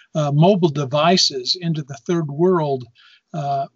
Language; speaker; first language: English; native; English